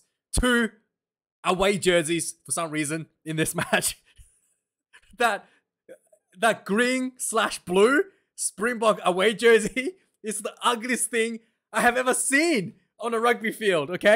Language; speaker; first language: English; non-native, local second language; Afrikaans